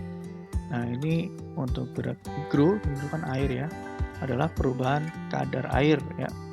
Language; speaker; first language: Indonesian; native; Indonesian